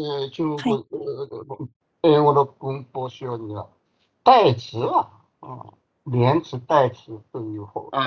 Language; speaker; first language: Japanese; non-native, fluent; Chinese